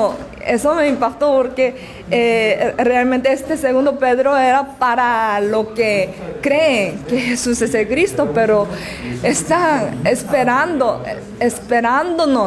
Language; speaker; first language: Spanish; non-native, learner; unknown